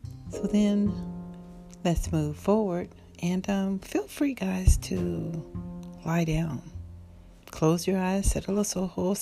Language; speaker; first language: English; native; English